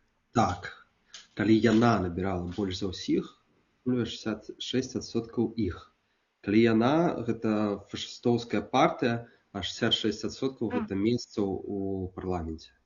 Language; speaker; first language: Belarusian; non-native, local second language; Russian